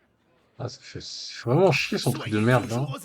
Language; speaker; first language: French; native; French